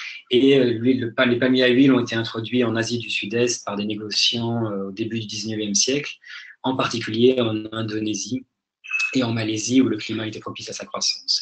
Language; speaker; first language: French; native; French